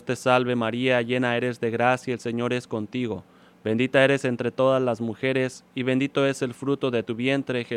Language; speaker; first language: Spanish; native; Spanish